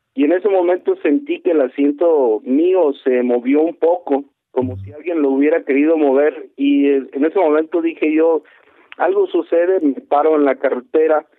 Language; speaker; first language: Spanish; native; Spanish